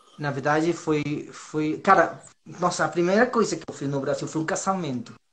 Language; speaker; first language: Portuguese; non-native, fluent; Spanish